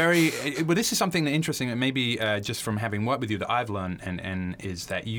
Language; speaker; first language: English; native; English